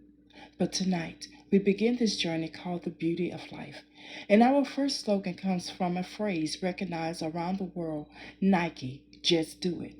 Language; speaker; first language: English; native; English